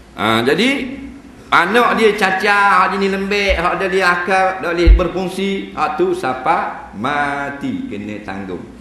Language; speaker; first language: Malay; native; Malay